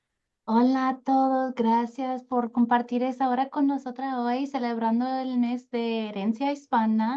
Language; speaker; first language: Spanish; early bilingual, heritage; Spanish